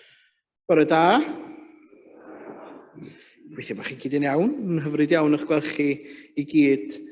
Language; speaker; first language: Welsh; native; Welsh